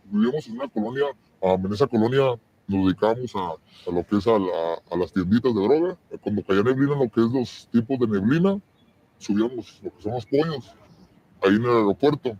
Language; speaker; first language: Spanish; native; Spanish